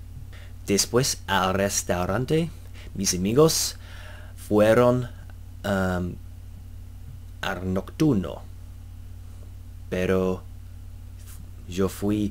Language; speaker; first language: Spanish; non-native, learner; English